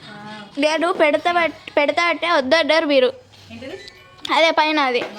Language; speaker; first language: Telugu; native; Telugu